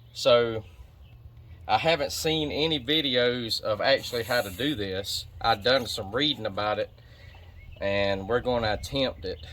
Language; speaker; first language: English; native; English